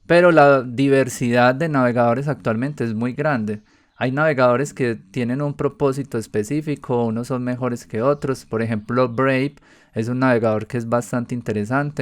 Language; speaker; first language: Spanish; native; Spanish